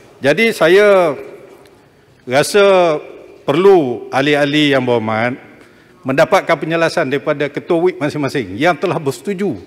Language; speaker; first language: Malay; native; Malay